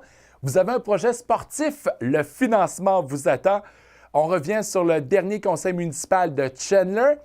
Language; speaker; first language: French; native; French